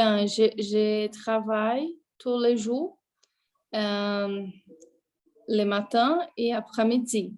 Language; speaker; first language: French; non-native, learner; Portuguese